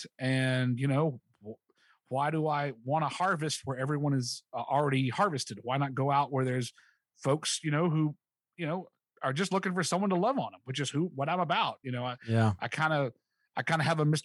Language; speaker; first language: English; native; English